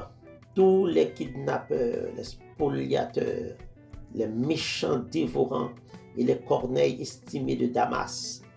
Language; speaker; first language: French; non-native, local second language; Haitian Creole